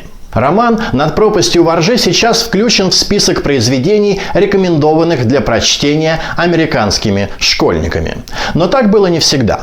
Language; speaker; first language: Russian; native; Russian